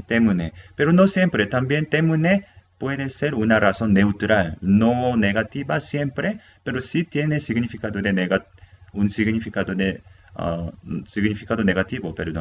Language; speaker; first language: Spanish; non-native, fluent; Korean